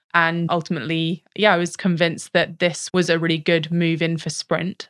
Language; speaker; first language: English; native; English